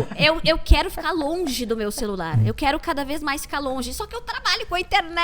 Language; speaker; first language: Portuguese; native; Portuguese